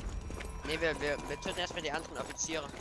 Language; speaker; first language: German; native; German